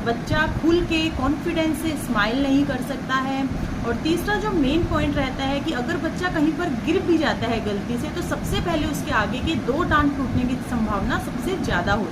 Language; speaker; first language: Hindi; native; Hindi